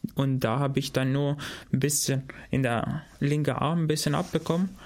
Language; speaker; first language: German; non-native, fluent; Albanian